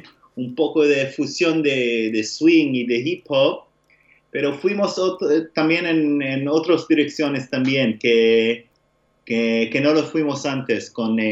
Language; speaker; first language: Spanish; non-native, learner; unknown